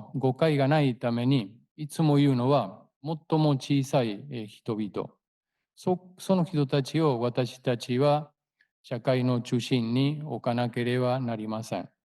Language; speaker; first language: Japanese; non-native, fluent; Spanish